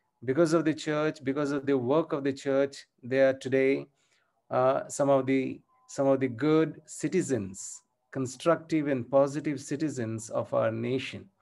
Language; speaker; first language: English; non-native, local second language; Malayalam